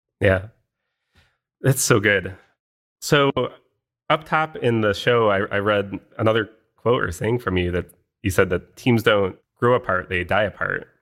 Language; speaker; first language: English; native; English